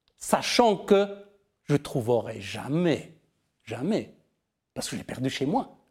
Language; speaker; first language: French; non-native, fluent; Persian